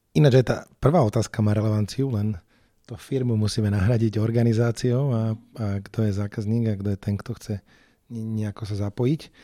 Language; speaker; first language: Slovak; native; Slovak